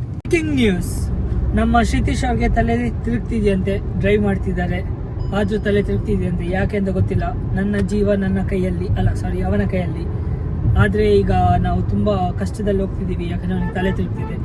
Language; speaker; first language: Kannada; non-native, local second language; Tulu